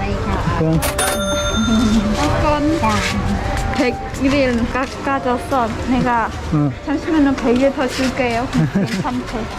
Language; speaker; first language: Korean; non-native, learner; Khmer